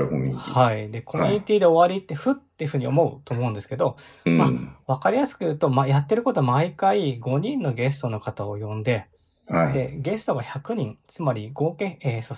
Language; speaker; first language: Japanese; native; Japanese